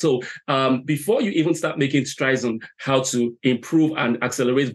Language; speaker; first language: English; non-native, local second language; Yoruba